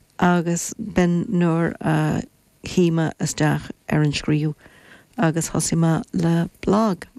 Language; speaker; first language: Irish; non-native, local second language; English